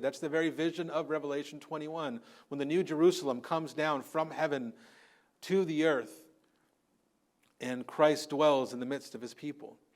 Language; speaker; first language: English; native; English